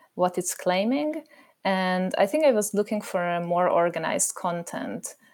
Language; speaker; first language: English; non-native, fluent; Hungarian